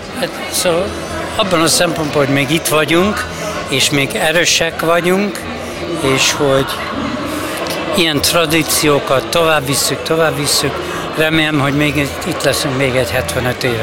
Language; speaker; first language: Hungarian; early bilingual, heritage; Hungarian